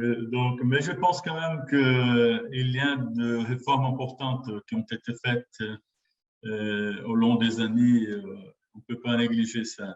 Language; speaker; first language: French; non-native, fluent; Portuguese